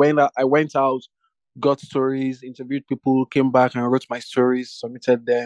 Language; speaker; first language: English; non-native, local second language; Yoruba